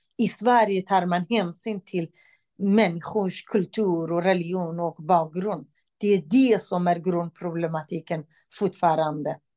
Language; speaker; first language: Swedish; non-native, fluent; Central Kurdish